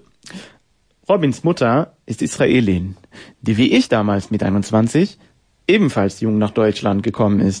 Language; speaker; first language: German; non-native, fluent; Hebrew